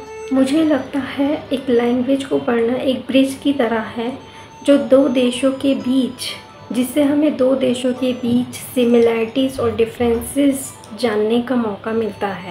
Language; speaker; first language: Hindi; native; Hindi